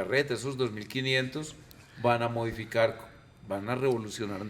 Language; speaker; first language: Spanish; native; Spanish